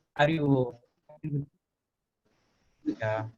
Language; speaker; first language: English; non-native, fluent; Nepali